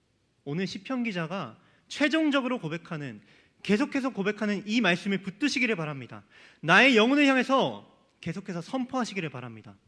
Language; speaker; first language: Korean; native; Korean